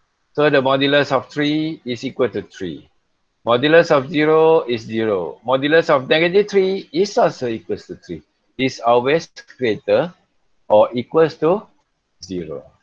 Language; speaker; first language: English; non-native, local second language; Malay